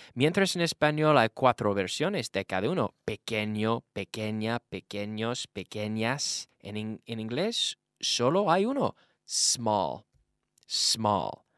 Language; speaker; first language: Spanish; non-native, fluent; English